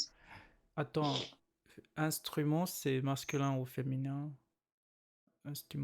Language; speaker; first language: French; non-native, learner; Chinese